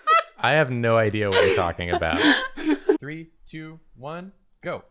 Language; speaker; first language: English; native; English